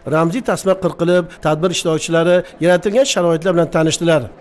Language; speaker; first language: Uzbek; native; Uzbek